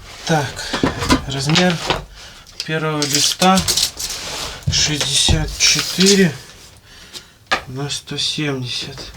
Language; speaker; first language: Russian; native; Russian